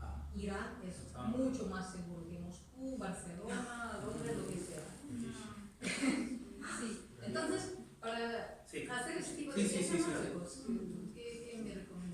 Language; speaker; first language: Spanish; non-native, fluent; Russian